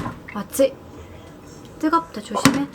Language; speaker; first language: Korean; native; Korean